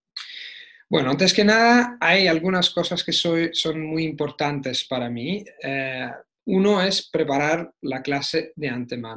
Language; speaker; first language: Spanish; non-native, fluent; Italian